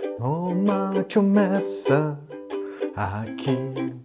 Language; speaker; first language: Portuguese; non-native, learner; German